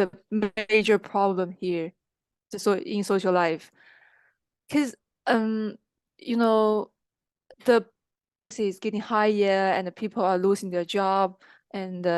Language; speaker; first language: English; non-native, fluent; Chinese